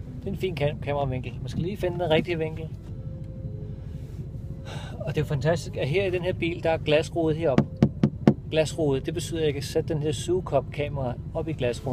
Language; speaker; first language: Danish; native; Danish